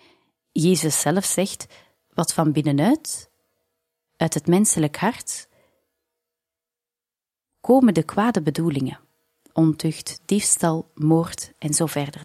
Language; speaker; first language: Dutch; native; Dutch